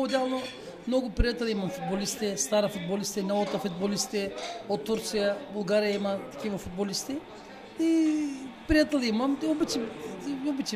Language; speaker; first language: Bulgarian; non-native, learner; Turkish